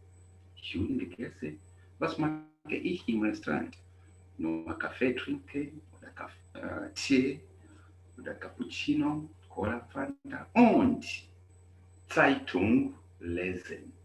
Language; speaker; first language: German; non-native, fluent; English